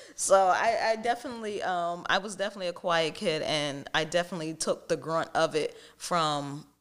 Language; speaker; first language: English; native; English